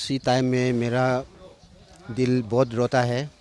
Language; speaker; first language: Hindi; non-native, local second language; Manipuri